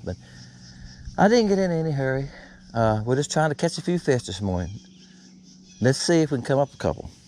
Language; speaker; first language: English; native; English